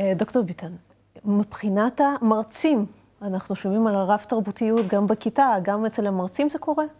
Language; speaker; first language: Hebrew; native; Hebrew